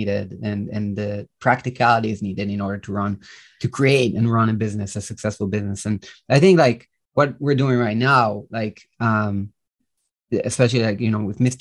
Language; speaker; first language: English; non-native, fluent; Hebrew